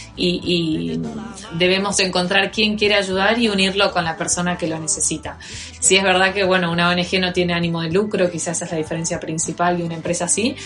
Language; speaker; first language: Spanish; native; Spanish